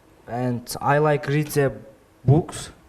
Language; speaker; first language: English; non-native, learner; Kyrgyz